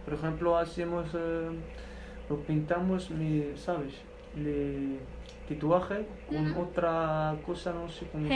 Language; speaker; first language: Spanish; non-native, learner; Berber languages